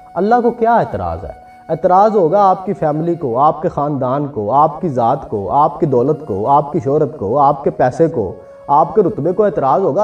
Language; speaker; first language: Urdu; non-native, local second language; Punjabi